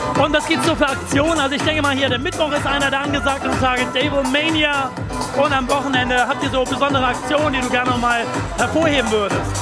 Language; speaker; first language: German; native; German